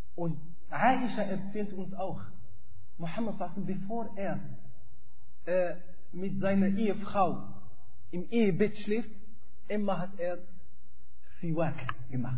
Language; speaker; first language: German; non-native, fluent; Arabic